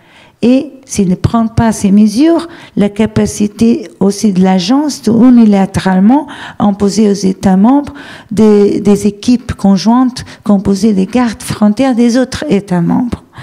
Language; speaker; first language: French; non-native, fluent; Portuguese